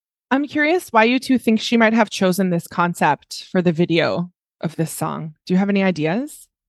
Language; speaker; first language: English; native; English